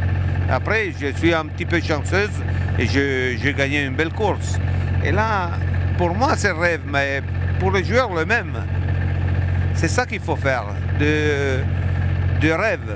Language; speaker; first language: French; non-native, fluent; Italian